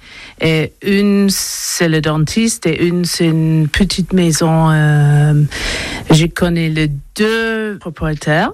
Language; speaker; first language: French; non-native, fluent; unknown